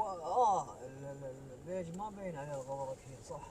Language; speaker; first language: Arabic; native; Arabic